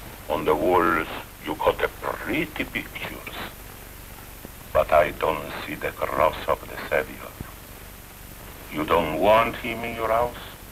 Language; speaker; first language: English; non-native, fluent; Italian